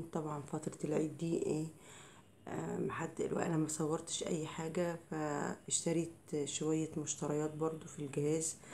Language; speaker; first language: Arabic; native; Arabic